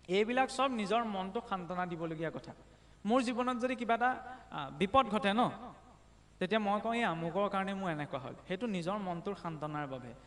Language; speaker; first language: Assamese; native; Assamese